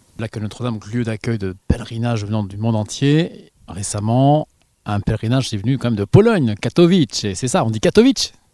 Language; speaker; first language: French; native; French